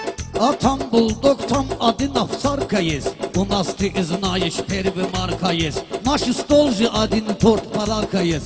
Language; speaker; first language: Russian; non-native, local second language; Talysh